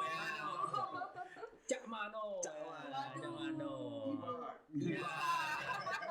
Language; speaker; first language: Indonesian; non-native, learner; Thai